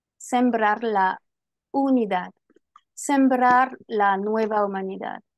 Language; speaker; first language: Spanish; non-native, fluent; French